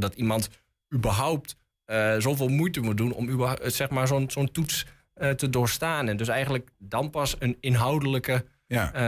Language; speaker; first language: Dutch; native; Dutch